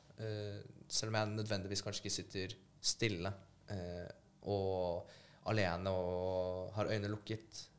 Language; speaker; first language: Norwegian; early bilingual, other home language; Polish